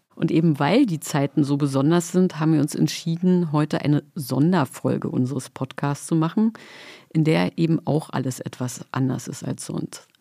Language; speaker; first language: German; native; German